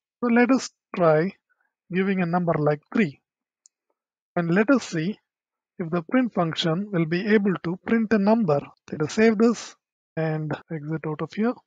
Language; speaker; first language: English; non-native, local second language; Tamil